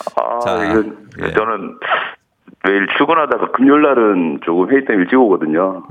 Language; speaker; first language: Korean; native; Korean